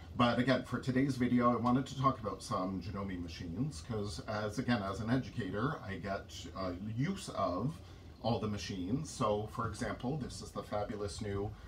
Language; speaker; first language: English; native; English